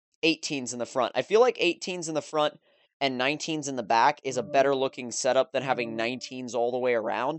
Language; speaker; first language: English; native; English